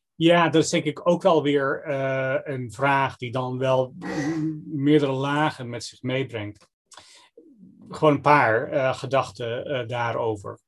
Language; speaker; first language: Dutch; non-native, fluent; English